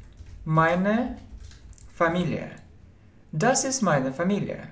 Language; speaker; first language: German; non-native, fluent; Russian